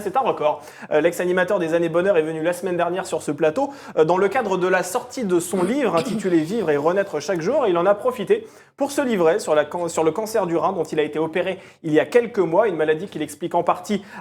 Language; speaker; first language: French; native; French